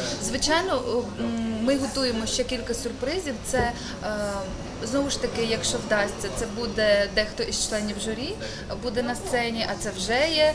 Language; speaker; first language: Ukrainian; native; Ukrainian